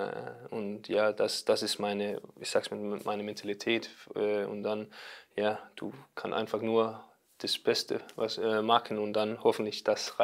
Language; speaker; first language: German; non-native, learner; Danish